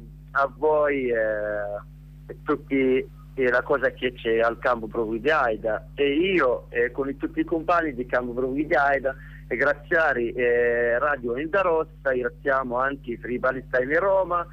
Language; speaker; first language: Italian; non-native, learner; Arabic